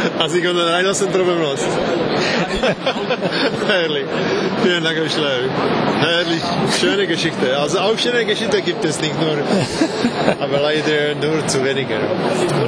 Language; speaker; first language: German; non-native, fluent; Czech